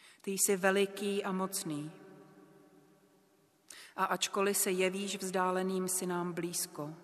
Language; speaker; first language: Czech; native; Czech